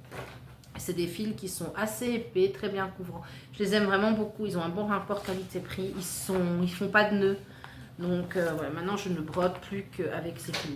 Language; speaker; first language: French; native; French